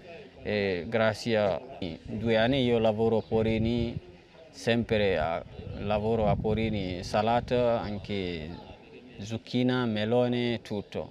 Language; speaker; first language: Italian; non-native, learner; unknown